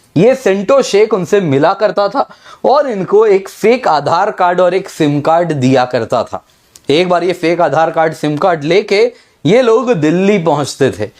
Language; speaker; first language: Hindi; native; Hindi